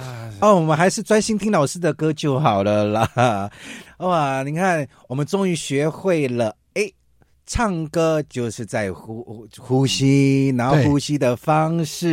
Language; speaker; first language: Chinese; native; Chinese